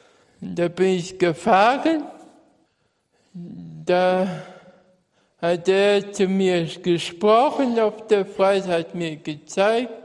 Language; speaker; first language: German; non-native, fluent; Russian